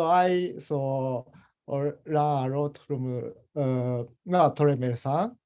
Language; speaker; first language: English; non-native, learner; Japanese